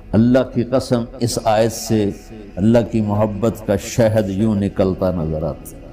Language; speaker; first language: Urdu; non-native, local second language; Punjabi